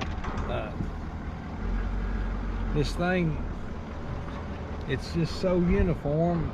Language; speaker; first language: English; native; English